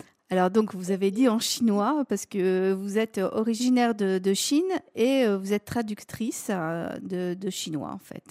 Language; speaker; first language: French; native; French